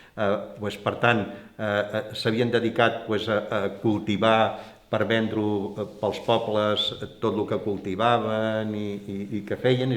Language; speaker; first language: Catalan; non-native, local second language; Spanish